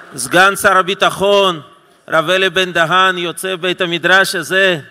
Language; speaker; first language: Hebrew; non-native, fluent; Russian